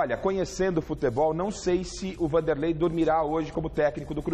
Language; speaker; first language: Portuguese; native; Portuguese